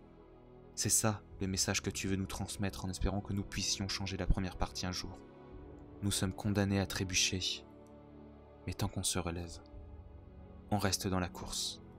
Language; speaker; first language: French; native; French